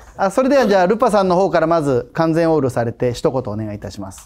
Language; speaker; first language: Japanese; native; Japanese